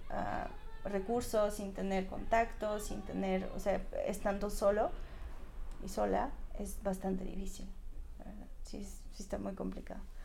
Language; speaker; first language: Spanish; non-native, fluent; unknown